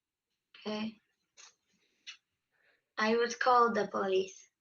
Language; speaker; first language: English; non-native, fluent; Polish